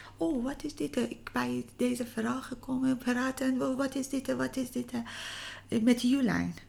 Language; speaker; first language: Dutch; non-native, learner; Persian